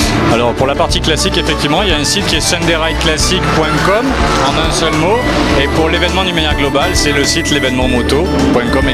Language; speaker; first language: French; native; French